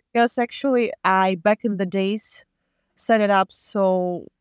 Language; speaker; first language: English; non-native, fluent; Latvian